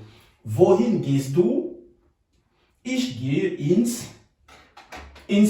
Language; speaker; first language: German; non-native, fluent; French